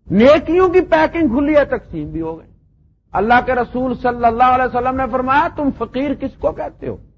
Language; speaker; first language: Urdu; non-native, local second language; Punjabi